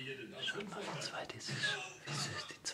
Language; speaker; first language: German; native; German